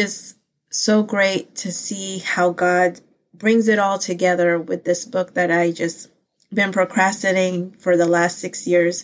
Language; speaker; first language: English; early bilingual, other home language; Pangasinan